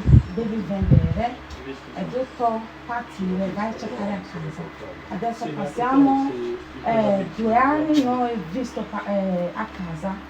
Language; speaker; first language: Italian; non-native, learner; Nigerian Pidgin